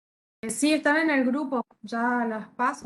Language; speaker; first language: Spanish; native; Spanish